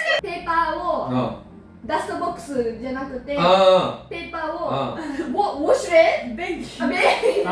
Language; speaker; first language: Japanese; native; Japanese